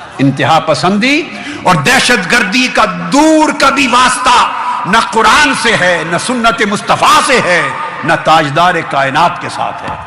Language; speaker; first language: Urdu; non-native, local second language; Punjabi